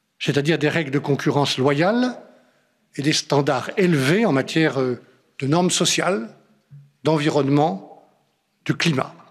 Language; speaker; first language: French; native; French